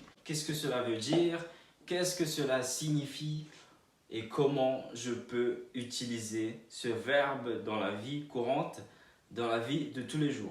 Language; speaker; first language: French; non-native, fluent; Portuguese